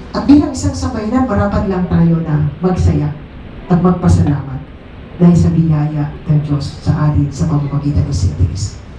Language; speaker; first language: Filipino; native; Filipino